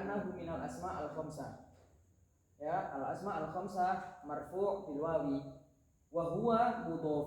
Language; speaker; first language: Arabic; non-native, fluent; Indonesian